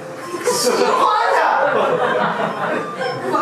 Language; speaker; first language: Chinese; non-native, fluent; Japanese